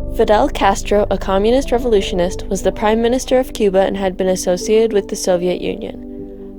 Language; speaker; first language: English; native; English